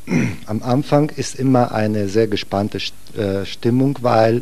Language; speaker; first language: German; non-native, fluent; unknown